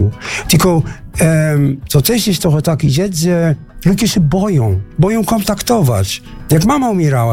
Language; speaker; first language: Polish; non-native, learner; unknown